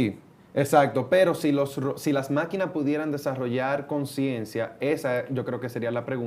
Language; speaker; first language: Spanish; native; Spanish